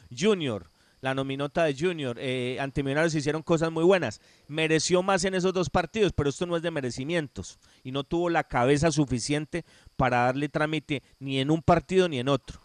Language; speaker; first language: Spanish; native; Spanish